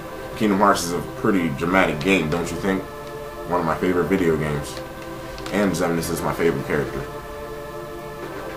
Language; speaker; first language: English; native; English